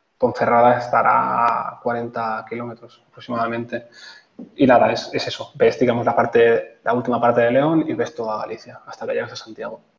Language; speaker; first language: Spanish; native; Spanish